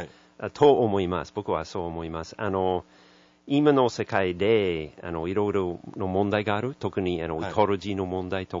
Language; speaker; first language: Japanese; non-native, learner; English